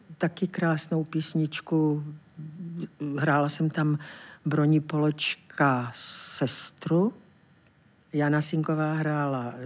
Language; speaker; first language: Czech; native; Czech